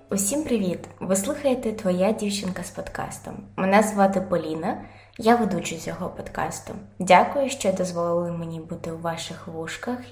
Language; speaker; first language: Ukrainian; non-native, local second language; Russian